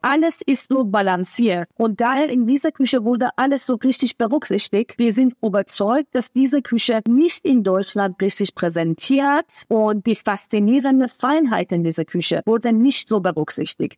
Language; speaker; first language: German; non-native, fluent; Persian